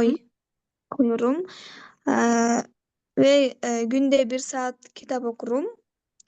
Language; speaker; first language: Turkish; non-native, learner; Kyrgyz